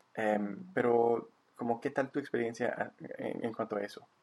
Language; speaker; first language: Spanish; non-native, fluent; English